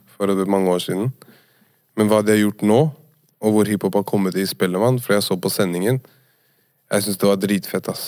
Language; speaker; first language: Norwegian; native; Norwegian